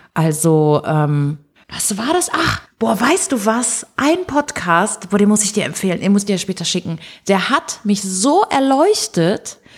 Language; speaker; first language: German; early bilingual, other home language; Portuguese